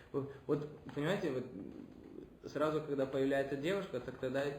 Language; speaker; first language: Russian; early bilingual, heritage; Russian